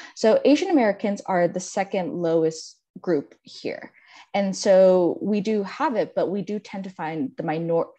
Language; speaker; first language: English; native; English